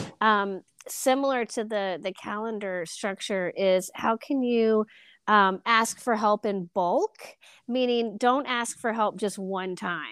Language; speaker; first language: English; native; English